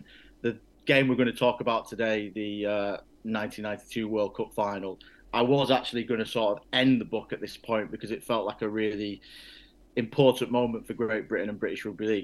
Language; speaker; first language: English; native; English